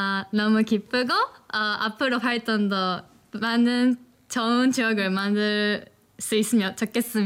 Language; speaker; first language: Korean; non-native, fluent; Japanese